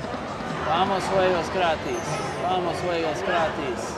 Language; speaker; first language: Spanish; non-native, learner; English